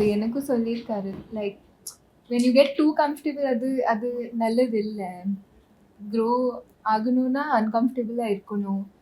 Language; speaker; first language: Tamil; non-native, local second language; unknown